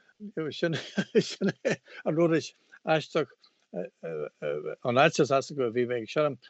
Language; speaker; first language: Irish; non-native, local second language; English